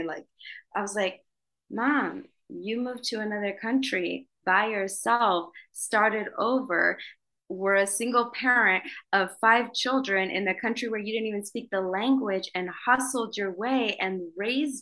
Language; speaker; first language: English; native; English